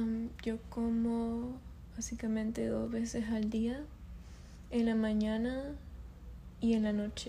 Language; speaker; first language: Spanish; early bilingual, other home language; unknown